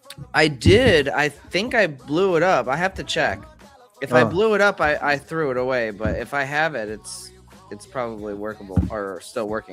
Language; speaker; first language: English; native; English